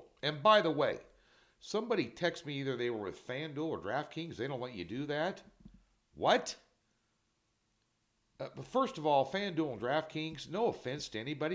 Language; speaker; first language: English; native; English